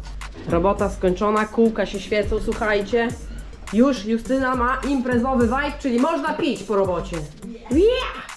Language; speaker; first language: Polish; native; Polish